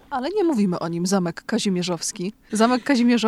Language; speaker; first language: Polish; native; Polish